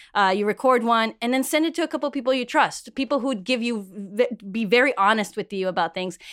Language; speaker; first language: English; early bilingual, other home language; Spanish